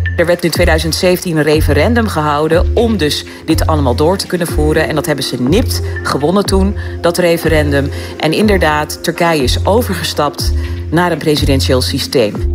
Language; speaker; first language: Dutch; early bilingual, other home language; Turkish